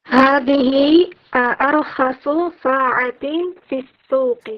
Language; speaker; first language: Arabic; non-native, learner; Filipino